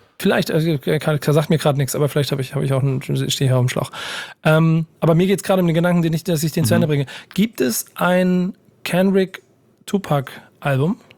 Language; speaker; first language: German; native; German